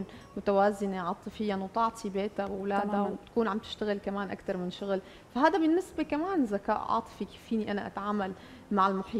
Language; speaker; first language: Arabic; native; Arabic